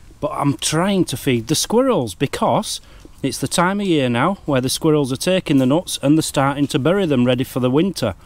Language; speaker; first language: English; native; English